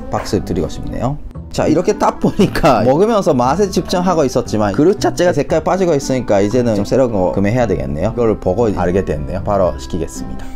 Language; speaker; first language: Korean; non-native, fluent; Japanese